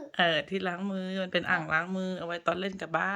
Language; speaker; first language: Thai; native; Thai